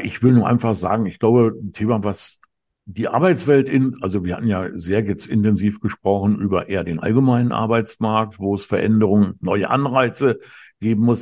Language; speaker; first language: German; native; German